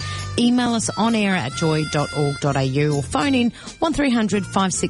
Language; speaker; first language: English; early bilingual, other home language; Greek